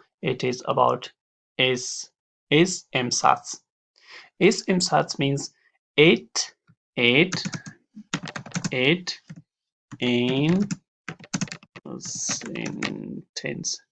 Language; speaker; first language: English; non-native, fluent; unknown